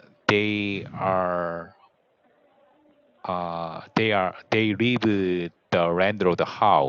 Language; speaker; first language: English; non-native, learner; Korean